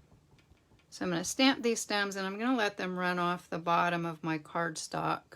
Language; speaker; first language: English; native; English